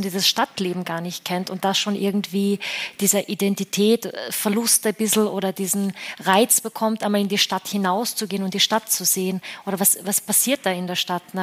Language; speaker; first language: German; native; German